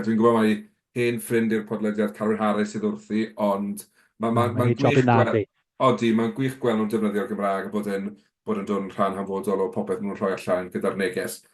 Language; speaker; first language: Welsh; native; Welsh